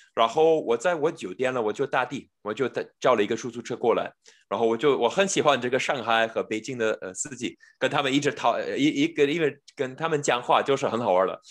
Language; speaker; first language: Chinese; non-native, fluent; English